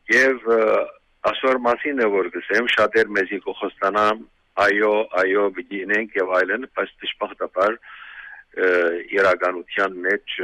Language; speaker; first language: Armenian; early bilingual, heritage; Armenian